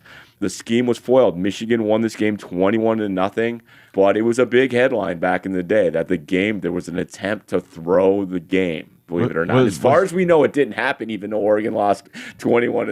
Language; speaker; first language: English; native; English